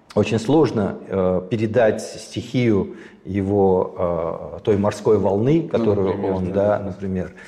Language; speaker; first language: Russian; native; Russian